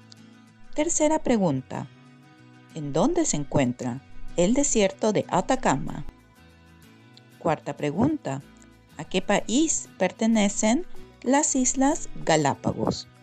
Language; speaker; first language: Spanish; non-native, fluent; Norwegian